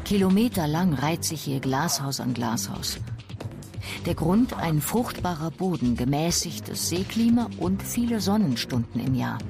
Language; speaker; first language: German; native; German